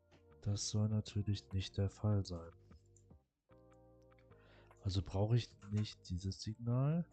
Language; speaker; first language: German; native; German